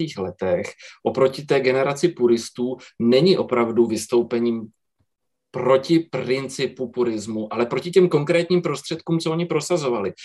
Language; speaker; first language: Czech; native; Czech